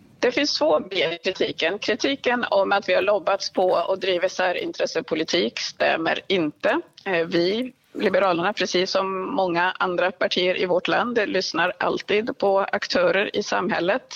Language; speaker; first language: Swedish; early bilingual, other home language; Swahili